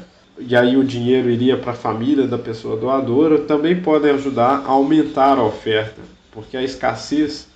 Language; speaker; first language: Portuguese; native; Portuguese